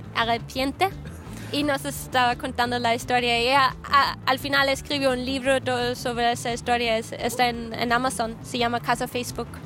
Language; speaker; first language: Spanish; non-native, fluent; German